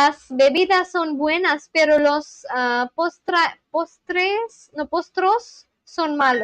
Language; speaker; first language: Spanish; non-native, learner; Bangla